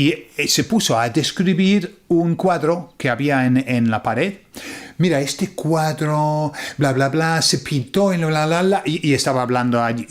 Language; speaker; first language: Spanish; non-native, fluent; English